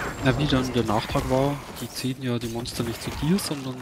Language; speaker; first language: German; native; German